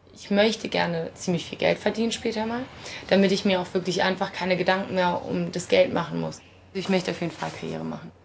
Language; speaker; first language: German; native; German